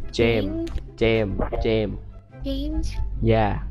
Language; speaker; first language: English; non-native, learner; Thai